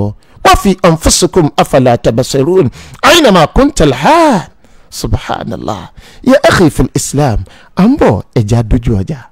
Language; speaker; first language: Arabic; non-native, learner; Yoruba